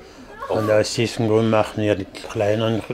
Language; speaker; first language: German; non-native, fluent; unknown